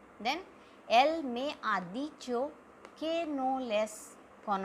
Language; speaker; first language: Spanish; non-native, fluent; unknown